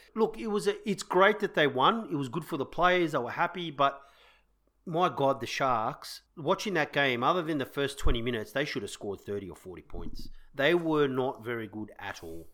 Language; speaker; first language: English; native; English